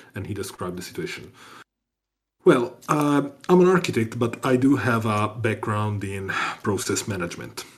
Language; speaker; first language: English; non-native, fluent; Italian